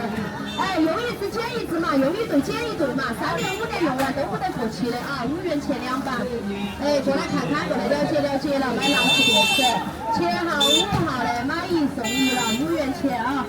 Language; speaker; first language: Chinese; native; Chinese